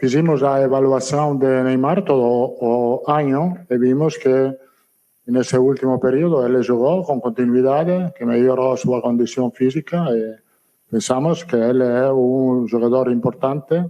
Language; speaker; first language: Spanish; non-native, fluent; Italian